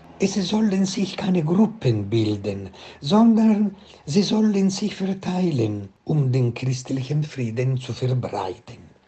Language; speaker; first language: German; non-native, fluent; Italian